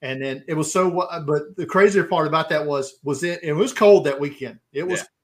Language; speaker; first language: English; native; English